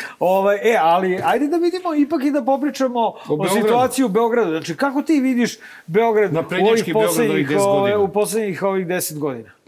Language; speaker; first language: Serbian; native; Serbian